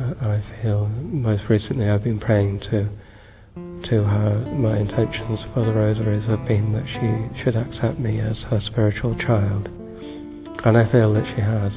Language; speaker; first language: English; native; English